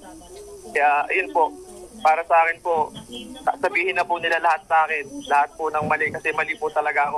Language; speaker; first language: Filipino; native; Filipino